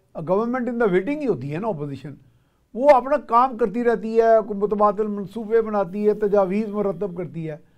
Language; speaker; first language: Urdu; native; Urdu